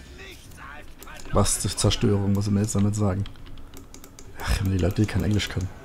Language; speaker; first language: German; native; German